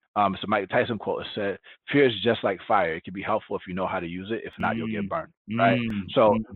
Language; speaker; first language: English; early bilingual, other home language; Spanish